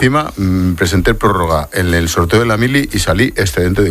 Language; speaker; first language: Spanish; native; Spanish